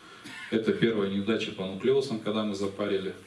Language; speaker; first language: Russian; native; Russian